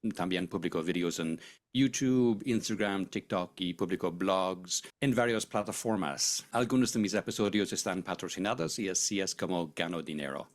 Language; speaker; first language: Spanish; non-native, fluent; English